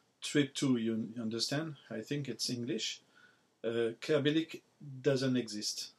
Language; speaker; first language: English; non-native, learner; French